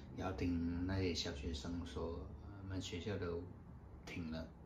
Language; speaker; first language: Chinese; native; Chinese